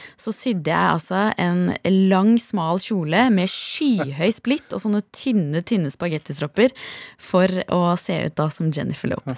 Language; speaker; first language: Norwegian; native; Norwegian